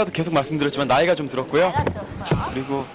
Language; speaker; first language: Korean; native; Korean